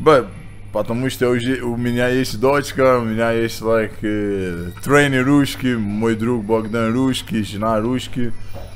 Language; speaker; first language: Russian; non-native, learner; Portuguese